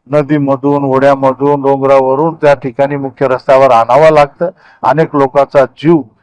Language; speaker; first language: Marathi; non-native, local second language; Lambadi